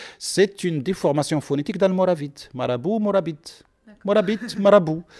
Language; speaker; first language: French; non-native, local second language; Arabic